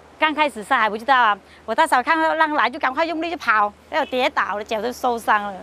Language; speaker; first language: Chinese; non-native, fluent; Vietnamese